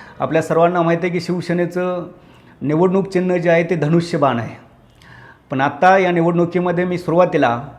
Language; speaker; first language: Marathi; native; Marathi